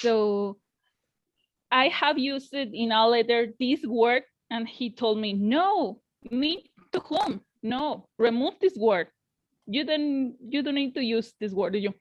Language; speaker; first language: English; non-native, learner; Spanish